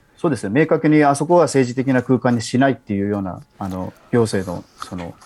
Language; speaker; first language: Japanese; native; Japanese